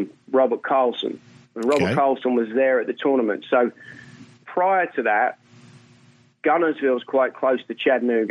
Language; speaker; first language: English; native; English